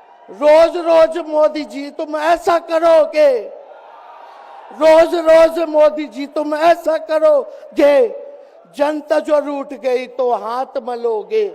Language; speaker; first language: Hindi; native; Hindi